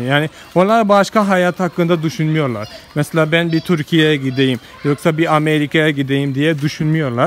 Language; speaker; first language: Turkish; non-native, fluent; Malayalam